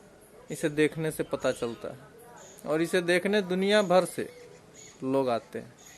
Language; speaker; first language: Hindi; native; Hindi